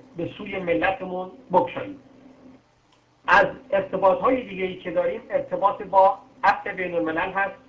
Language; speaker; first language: Persian; non-native, local second language; Arabic